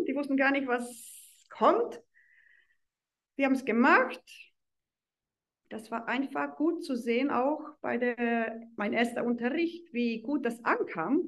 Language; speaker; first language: German; non-native, fluent; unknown